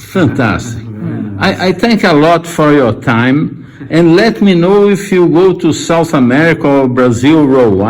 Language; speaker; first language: English; non-native, learner; Portuguese